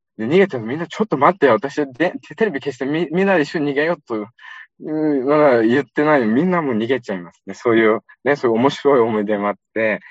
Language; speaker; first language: Japanese; non-native, fluent; Uyghur